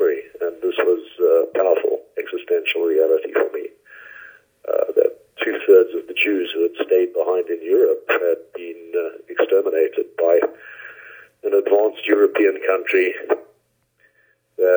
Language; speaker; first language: English; native; English